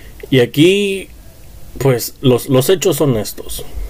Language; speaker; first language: Spanish; early bilingual, heritage; Spanish